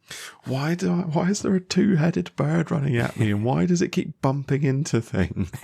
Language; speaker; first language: English; native; English